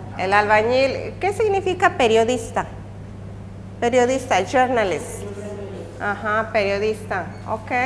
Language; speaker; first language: Spanish; native; Spanish